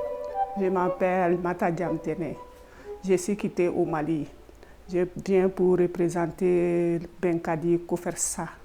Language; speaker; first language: French; non-native, learner; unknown